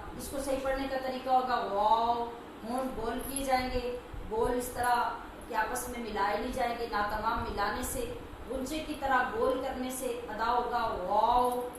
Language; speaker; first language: Urdu; native; Urdu